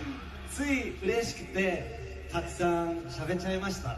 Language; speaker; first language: Japanese; non-native, learner; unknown